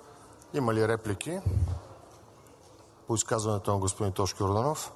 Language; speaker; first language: Bulgarian; native; Bulgarian